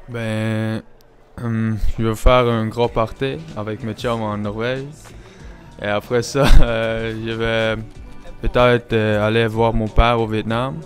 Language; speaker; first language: French; non-native, learner; Norwegian